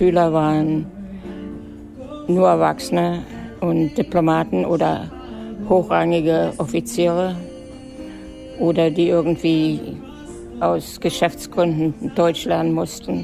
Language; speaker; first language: German; native; German